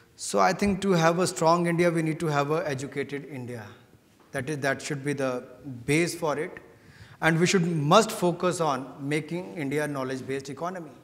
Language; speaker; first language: English; non-native, local second language; Hindi